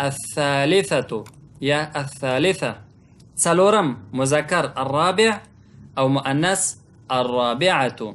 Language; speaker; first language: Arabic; non-native, fluent; Pashto